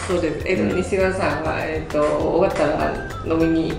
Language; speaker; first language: Japanese; non-native, learner; Vietnamese